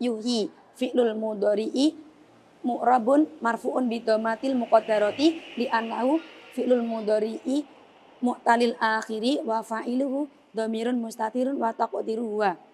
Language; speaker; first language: Arabic; non-native, learner; Indonesian